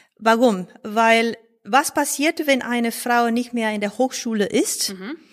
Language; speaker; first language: German; non-native, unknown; Spanish